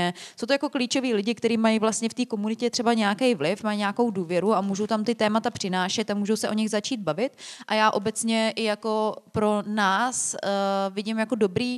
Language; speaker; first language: Czech; native; Czech